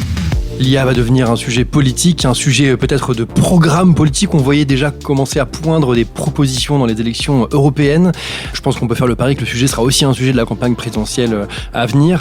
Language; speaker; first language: French; native; French